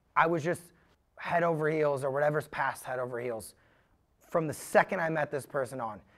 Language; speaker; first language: English; native; English